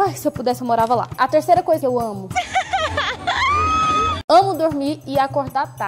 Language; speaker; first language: Portuguese; native; Portuguese